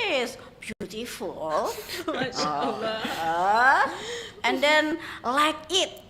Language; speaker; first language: English; non-native, learner; Indonesian